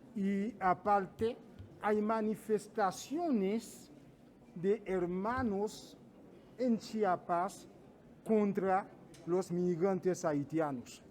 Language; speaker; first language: Spanish; non-native, fluent; Haitian Creole